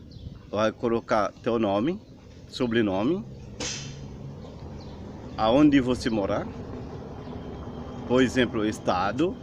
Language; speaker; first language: Portuguese; non-native, learner; Haitian Creole